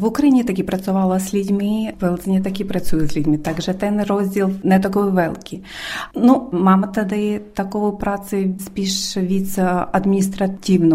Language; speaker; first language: Czech; early bilingual, other home language; Ukrainian